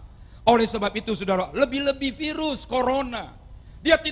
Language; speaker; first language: Indonesian; non-native, local second language; Javanese